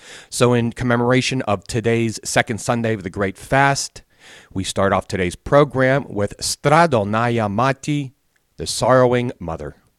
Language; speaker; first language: English; native; English